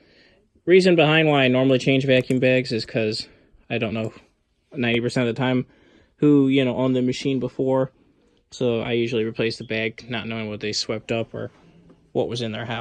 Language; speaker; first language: English; native; English